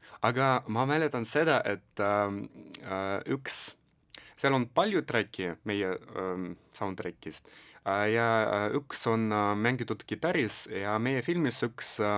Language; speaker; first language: Estonian; non-native, local second language; Russian